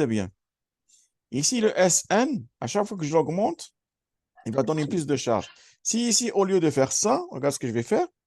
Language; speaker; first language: French; non-native, fluent; Arabic